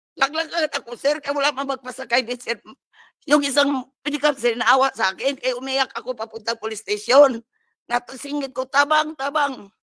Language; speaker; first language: Filipino; non-native, local second language; Cebuano